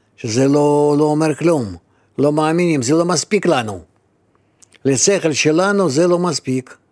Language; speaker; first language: Hebrew; non-native, fluent; Russian